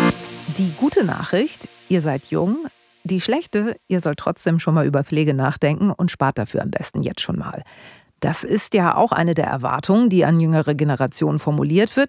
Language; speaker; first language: German; native; German